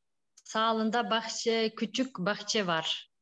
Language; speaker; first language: Turkish; non-native, learner; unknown